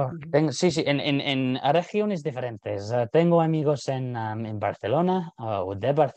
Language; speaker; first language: Spanish; non-native, fluent; English